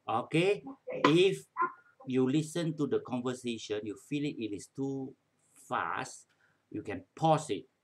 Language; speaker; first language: English; non-native, local second language; Malay